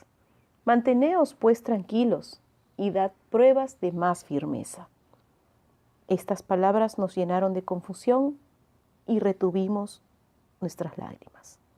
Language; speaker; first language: Spanish; native; Spanish